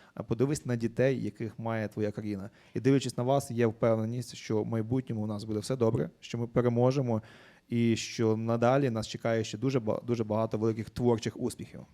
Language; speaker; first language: Ukrainian; native; Ukrainian